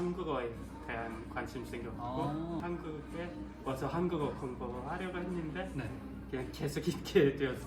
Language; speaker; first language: Korean; non-native, fluent; Swedish